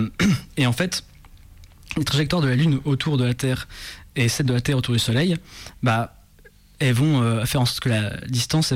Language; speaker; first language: French; native; French